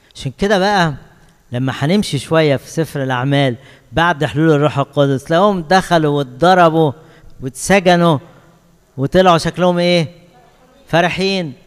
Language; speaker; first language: Egyptian Arabic; native; Egyptian Arabic